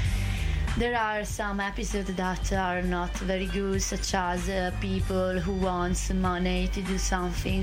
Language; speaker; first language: English; non-native, learner; Italian